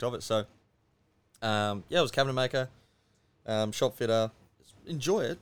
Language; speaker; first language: English; native; English